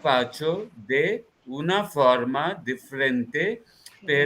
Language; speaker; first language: Spanish; non-native, learner; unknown